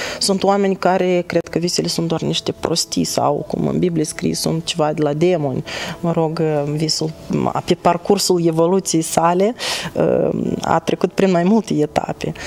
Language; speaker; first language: Romanian; native; Romanian